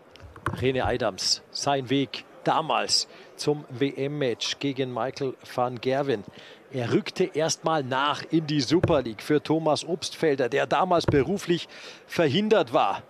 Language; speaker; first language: German; native; German